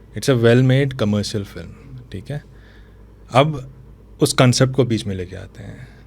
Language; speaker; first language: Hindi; non-native, local second language; Tulu